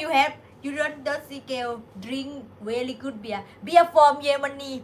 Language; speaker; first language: English; non-native, learner; Thai